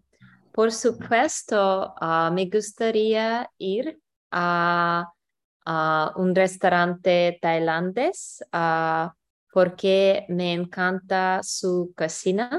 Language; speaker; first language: Spanish; non-native, learner; English